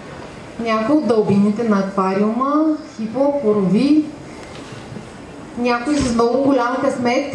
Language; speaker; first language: Bulgarian; native; Bulgarian